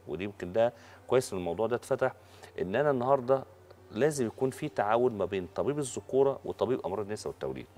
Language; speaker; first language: Egyptian Arabic; native; Egyptian Arabic